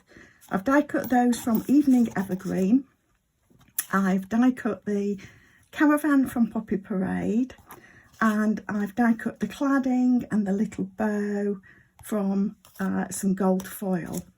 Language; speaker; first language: English; native; English